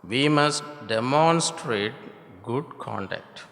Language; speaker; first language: English; non-native, local second language; Tamil